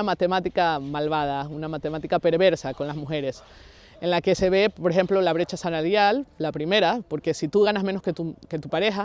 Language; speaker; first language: Spanish; native; Spanish